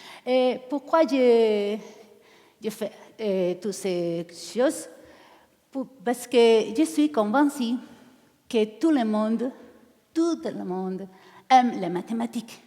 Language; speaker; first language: French; non-native, learner; Spanish